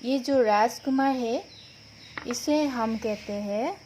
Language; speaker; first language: Hindi; non-native, local second language; Assamese